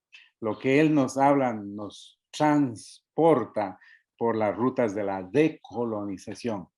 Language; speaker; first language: Spanish; native; Spanish